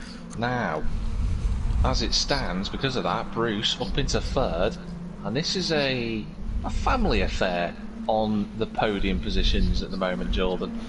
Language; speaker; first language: English; native; English